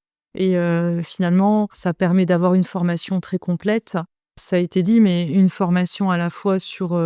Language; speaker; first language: French; native; French